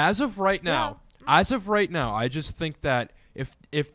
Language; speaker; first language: English; native; English